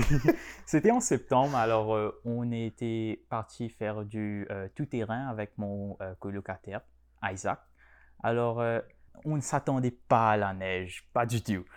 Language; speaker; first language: French; non-native, local second language; Morisyen